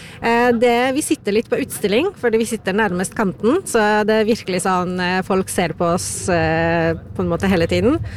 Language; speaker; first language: Norwegian; non-native, fluent; Polish